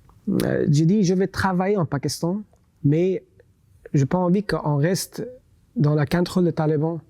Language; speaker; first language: French; non-native, local second language; Persian